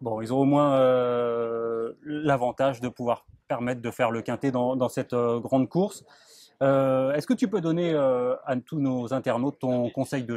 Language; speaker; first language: French; native; French